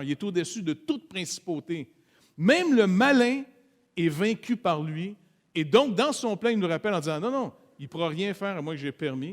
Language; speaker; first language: French; native; French